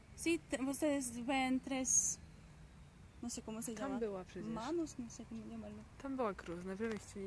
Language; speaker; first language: Spanish; non-native, fluent; Polish